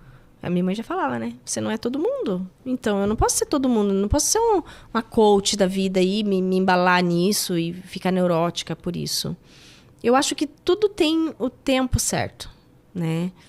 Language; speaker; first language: Portuguese; native; Portuguese